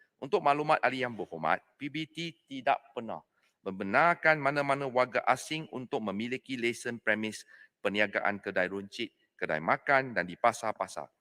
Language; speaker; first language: Malay; non-native, local second language; Chinese